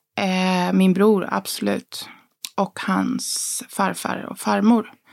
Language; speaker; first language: Swedish; early bilingual, other home language; Spanish